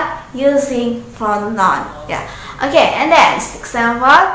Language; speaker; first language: English; non-native, learner; Indonesian